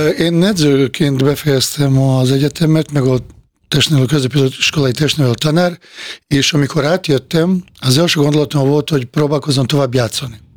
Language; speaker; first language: Hungarian; non-native, fluent; Bosnian